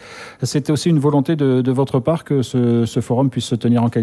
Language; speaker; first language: French; native; French